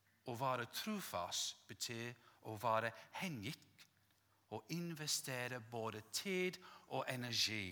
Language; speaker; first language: Norwegian; non-native, fluent; English